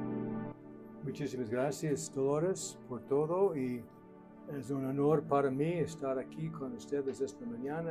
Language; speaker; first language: Spanish; non-native, learner; English